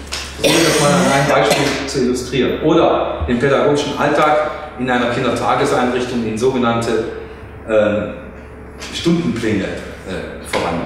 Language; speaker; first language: German; native; German